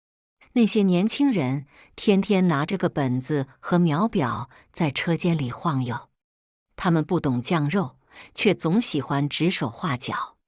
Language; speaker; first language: Chinese; native; Chinese